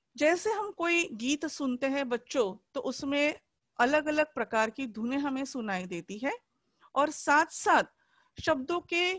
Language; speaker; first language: Hindi; non-native, local second language; Marathi